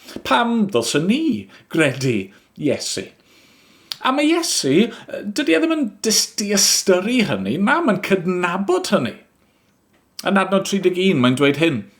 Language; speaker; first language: Welsh; native; Welsh